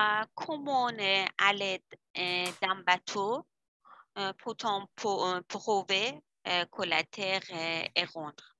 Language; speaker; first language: French; non-native, learner; Persian